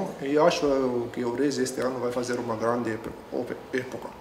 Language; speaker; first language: Portuguese; non-native, learner; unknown